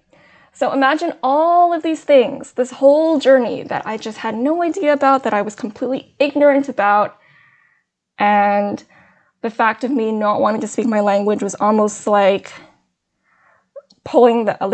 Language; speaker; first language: English; early bilingual, other home language; Min Nan Chinese